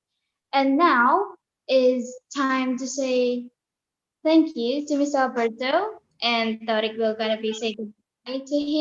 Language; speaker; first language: English; non-native, learner; Indonesian